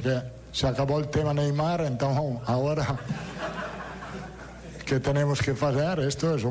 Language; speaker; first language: Portuguese; non-native, learner; Italian